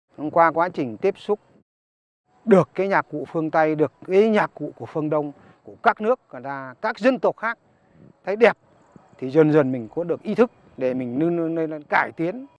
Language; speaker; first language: Vietnamese; non-native, local second language; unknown